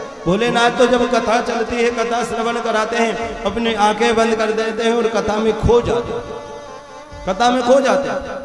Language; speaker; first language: Hindi; native; Hindi